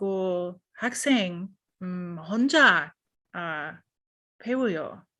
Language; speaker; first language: Korean; non-native, learner; English